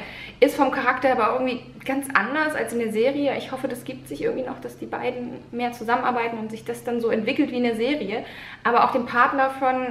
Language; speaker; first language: German; native; German